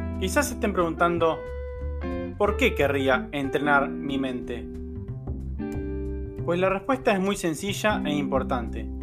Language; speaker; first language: Spanish; native; Spanish